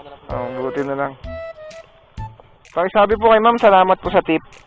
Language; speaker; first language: Filipino; native; Filipino